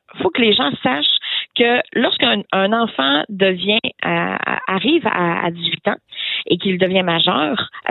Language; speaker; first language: French; native; French